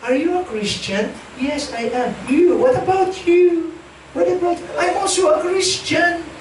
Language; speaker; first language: English; non-native, local second language; Filipino